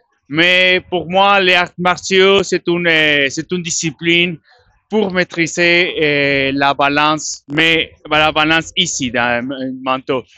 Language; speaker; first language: French; non-native, learner; Spanish